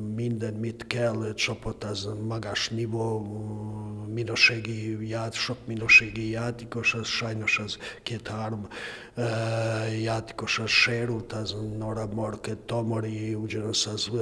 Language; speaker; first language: Hungarian; non-native, learner; Croatian